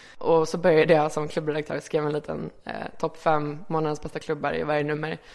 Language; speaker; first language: Swedish; early bilingual, other home language; Icelandic